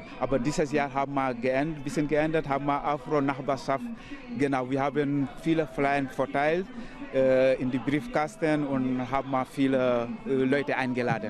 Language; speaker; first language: German; non-native, learner; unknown